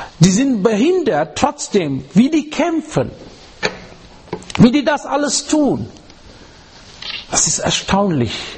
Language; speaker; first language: German; non-native, learner; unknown